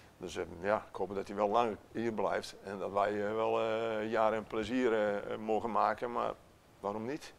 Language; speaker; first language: Dutch; non-native, fluent; Italian